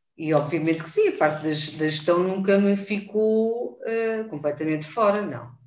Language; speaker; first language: Portuguese; native; Portuguese